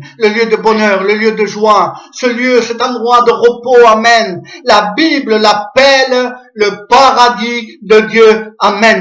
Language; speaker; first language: French; native; French